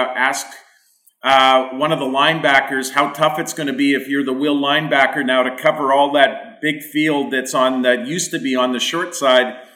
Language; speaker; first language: English; native; English